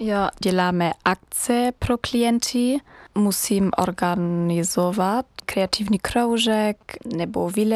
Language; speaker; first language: Czech; non-native, learner; German